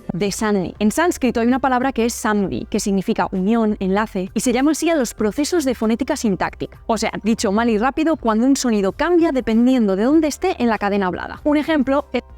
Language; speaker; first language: Spanish; native; Spanish